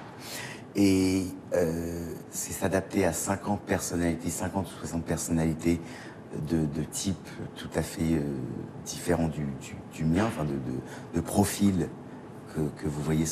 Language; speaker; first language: French; native; French